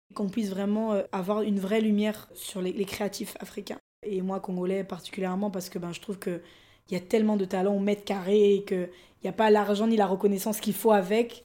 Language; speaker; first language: French; non-native, local second language; Lingala